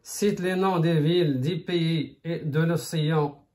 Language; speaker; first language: French; non-native, local second language; Arabic